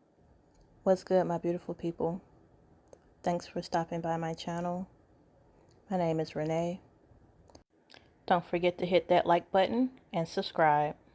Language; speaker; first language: English; native; English